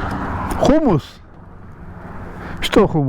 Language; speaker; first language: Russian; non-native, learner; Urdu